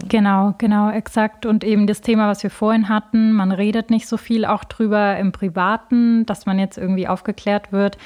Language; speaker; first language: German; early bilingual, other home language; Albanian